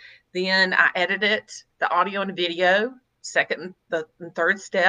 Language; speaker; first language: English; native; English